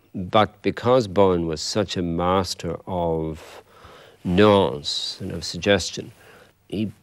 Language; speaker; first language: English; native; English